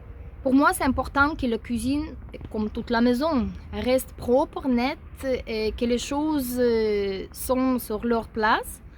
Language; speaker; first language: French; non-native, fluent; Russian